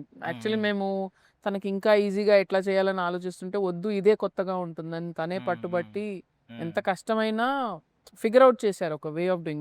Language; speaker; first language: Telugu; native; Telugu